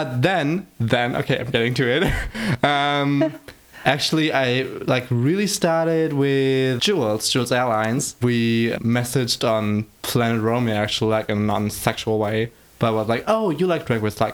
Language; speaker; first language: English; non-native, fluent; German